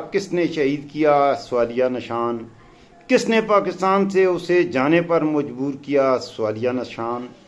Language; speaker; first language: Urdu; non-native, local second language; Pashto